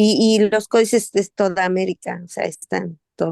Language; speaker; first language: Spanish; native; Spanish